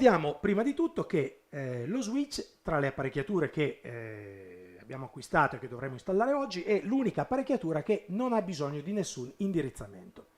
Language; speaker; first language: Italian; native; Italian